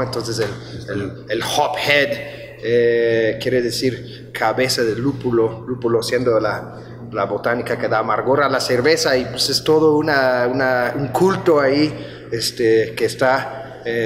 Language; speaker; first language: Spanish; non-native, fluent; English